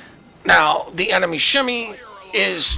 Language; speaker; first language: English; native; English